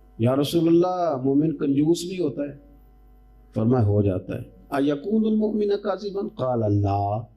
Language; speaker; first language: Urdu; non-native, local second language; Punjabi